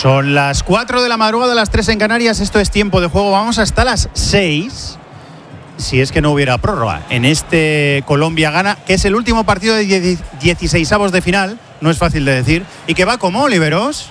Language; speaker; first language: Spanish; native; Spanish